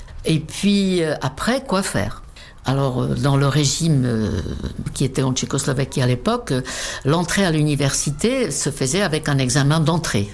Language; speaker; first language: French; non-native, fluent; Czech